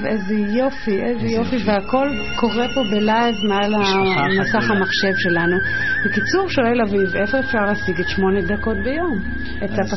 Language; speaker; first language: Hebrew; native; Hebrew